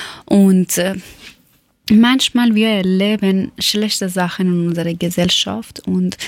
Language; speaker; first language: German; non-native, fluent; Persian